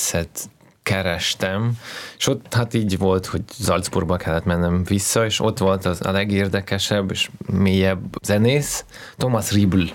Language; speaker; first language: Hungarian; non-native, fluent; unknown